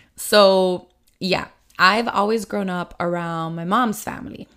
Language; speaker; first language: English; early bilingual, other home language; Spanish